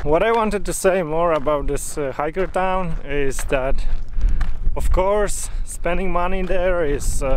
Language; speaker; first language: English; non-native, fluent; Polish